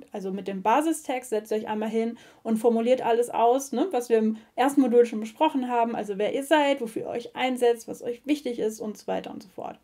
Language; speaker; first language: German; native; German